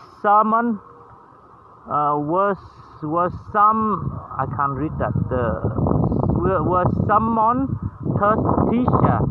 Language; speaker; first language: English; non-native, learner; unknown